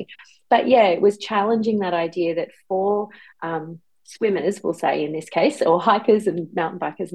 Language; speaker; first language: English; native; English